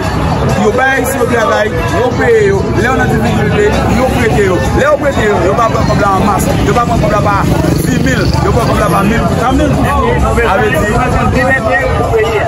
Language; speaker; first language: French; non-native, local second language; Haitian Creole